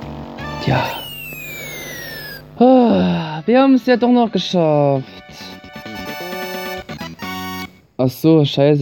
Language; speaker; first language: German; native; German